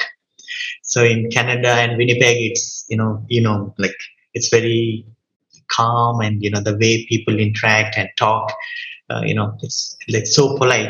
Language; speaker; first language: English; non-native, local second language; Telugu